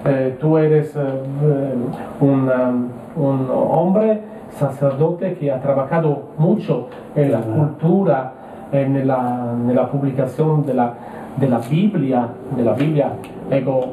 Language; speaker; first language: Spanish; non-native, learner; Italian